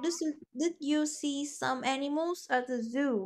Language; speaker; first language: English; non-native, fluent; Vietnamese